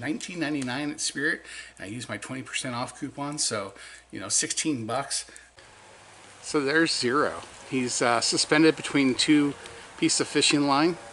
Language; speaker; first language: English; native; English